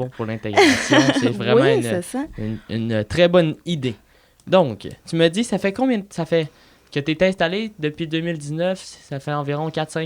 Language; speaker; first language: French; native; French